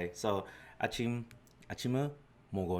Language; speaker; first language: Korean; non-native, learner; English